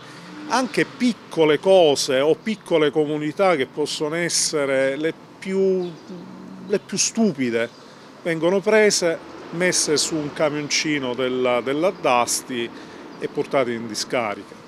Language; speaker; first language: Italian; native; Italian